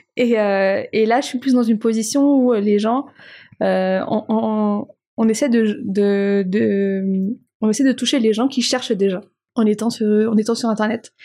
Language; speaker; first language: French; non-native, local second language; Malagasy